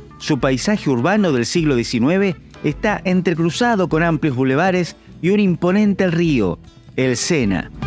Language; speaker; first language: Spanish; native; Spanish